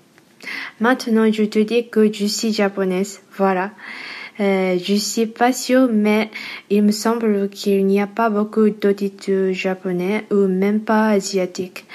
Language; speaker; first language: French; non-native, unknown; Japanese